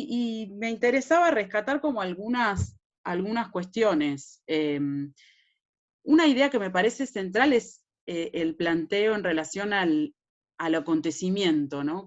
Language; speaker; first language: Spanish; native; Spanish